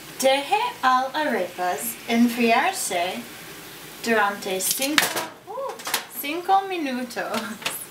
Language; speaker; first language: Spanish; non-native, learner; English